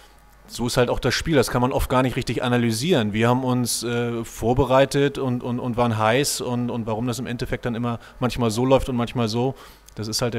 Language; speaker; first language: German; native; German